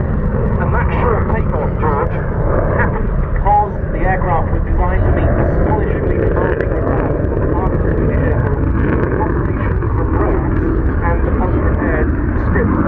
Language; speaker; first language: English; native; English